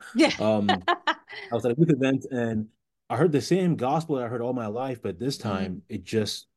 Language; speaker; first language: English; early bilingual, other home language; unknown